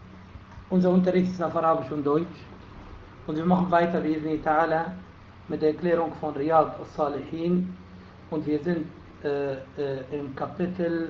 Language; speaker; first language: German; non-native, fluent; Arabic